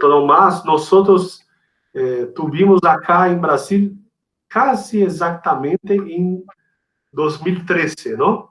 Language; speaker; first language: Spanish; non-native, fluent; Portuguese